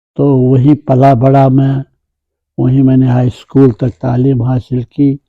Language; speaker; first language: Urdu; non-native, local second language; Kashmiri